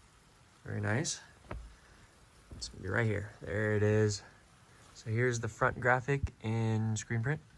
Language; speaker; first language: English; native; English